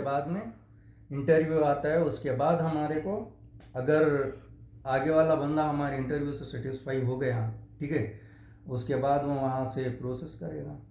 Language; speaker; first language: Hindi; native; Hindi